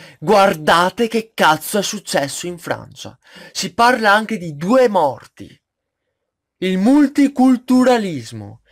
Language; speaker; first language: Italian; native; Italian